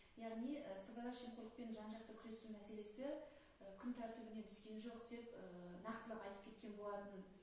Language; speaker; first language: Kazakh; native; Kazakh